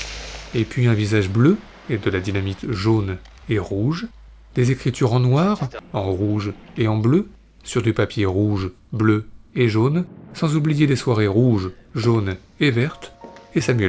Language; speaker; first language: French; native; French